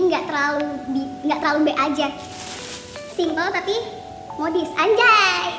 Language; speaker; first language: Indonesian; native; Indonesian